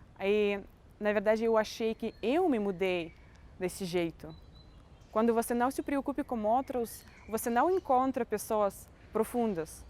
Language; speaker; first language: Portuguese; non-native, fluent; Russian